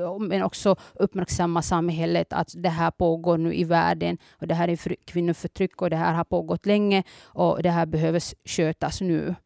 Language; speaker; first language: Swedish; early bilingual, other home language; Somali